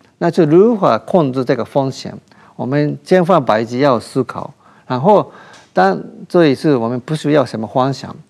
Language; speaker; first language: Chinese; non-native, fluent; Japanese